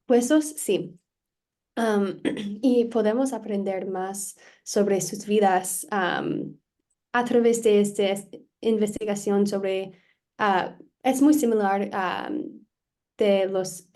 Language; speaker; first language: Spanish; non-native, learner; English